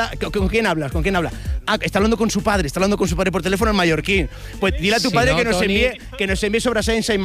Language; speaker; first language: Spanish; native; Spanish